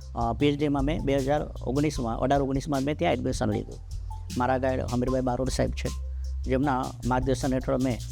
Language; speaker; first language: Gujarati; non-native, local second language; Vasavi